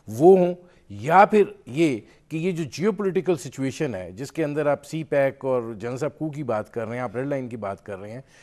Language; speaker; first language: Urdu; native; Urdu